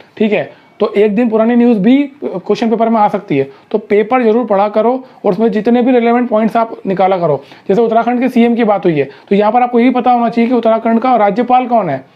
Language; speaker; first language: Hindi; native; Hindi